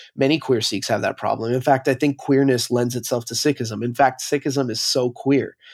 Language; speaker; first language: English; native; English